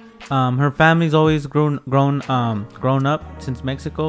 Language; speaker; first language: English; early bilingual, other home language; Spanish